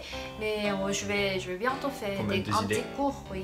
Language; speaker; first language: French; non-native, fluent; Korean